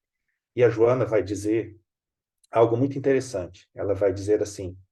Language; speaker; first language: Portuguese; native; Portuguese